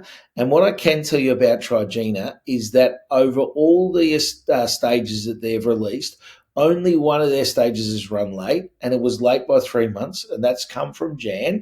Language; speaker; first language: English; native; English